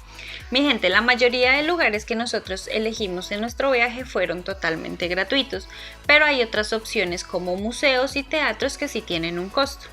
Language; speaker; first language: Spanish; native; Spanish